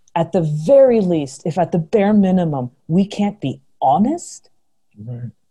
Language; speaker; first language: English; early bilingual, other home language; Spanish